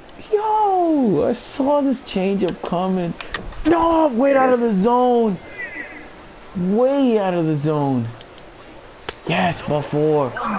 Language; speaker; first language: English; early bilingual, other home language; Spanish